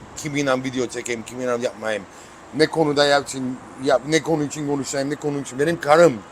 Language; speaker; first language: Turkish; early bilingual, heritage; Turkish